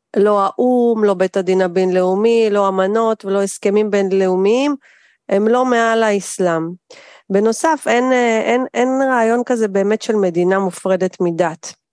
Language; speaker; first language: Hebrew; native; Hebrew